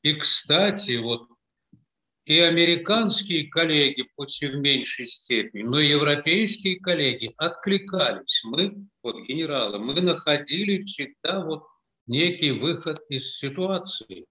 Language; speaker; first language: Russian; native; Russian